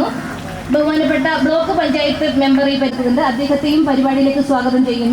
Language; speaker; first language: Malayalam; native; Malayalam